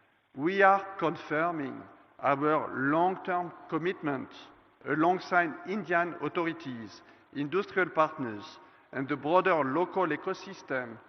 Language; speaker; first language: English; non-native, fluent; French